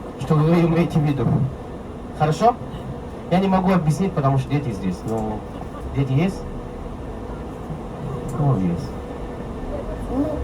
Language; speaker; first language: Russian; non-native, learner; Arabic